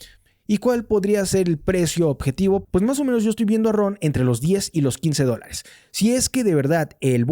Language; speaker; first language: Spanish; native; Spanish